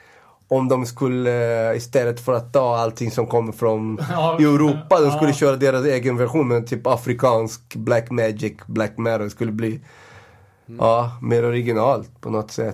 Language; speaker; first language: Swedish; non-native, fluent; Portuguese